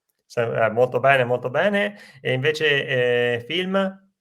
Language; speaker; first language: Italian; native; Italian